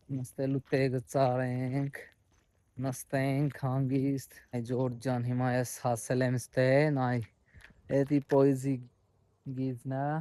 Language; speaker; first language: Armenian; non-native, learner; Hindi